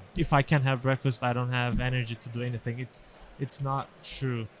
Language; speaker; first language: English; non-native, fluent; Turkish